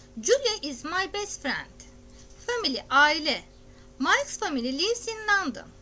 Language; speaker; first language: English; non-native, fluent; Turkish